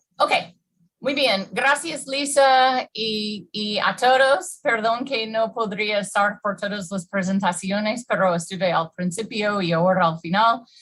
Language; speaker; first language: Spanish; non-native, fluent; English